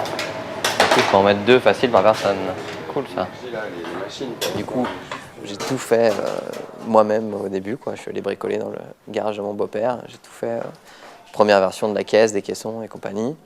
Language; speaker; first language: French; native; French